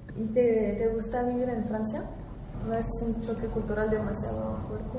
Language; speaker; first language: Spanish; non-native, fluent; French